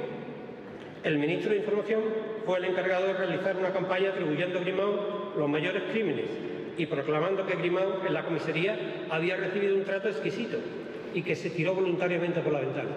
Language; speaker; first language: Spanish; native; Spanish